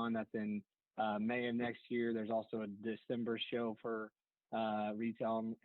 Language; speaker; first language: English; native; English